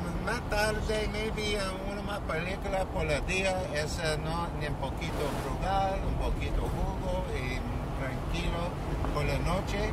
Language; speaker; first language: Spanish; non-native, learner; English